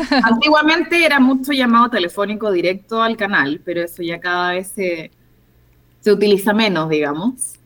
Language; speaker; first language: Spanish; native; Spanish